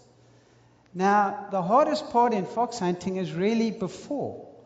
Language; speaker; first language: English; native; English